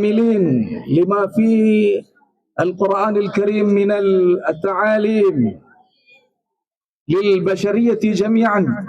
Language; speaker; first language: Arabic; non-native, fluent; Malay